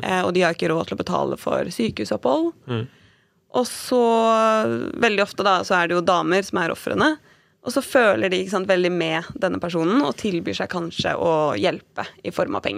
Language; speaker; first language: Norwegian; native; Norwegian